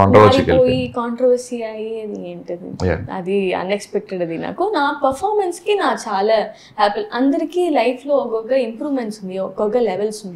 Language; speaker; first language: Telugu; non-native, learner; Tamil